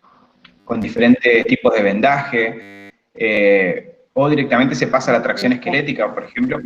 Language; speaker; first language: Spanish; native; Spanish